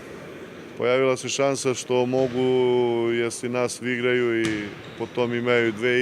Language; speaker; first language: Russian; non-native, learner; Serbian